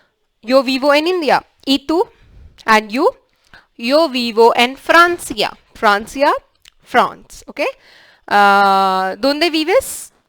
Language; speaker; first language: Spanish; non-native, learner; English